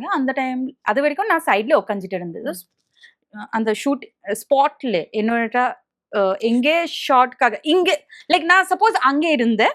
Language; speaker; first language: Tamil; non-native, local second language; Bangla